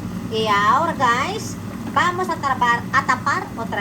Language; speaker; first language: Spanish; non-native, fluent; Filipino